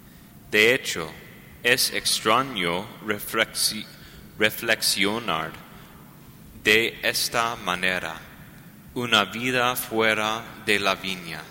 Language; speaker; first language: Spanish; non-native, learner; English